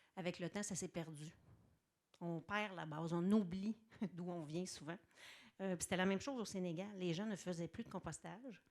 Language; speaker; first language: French; native; French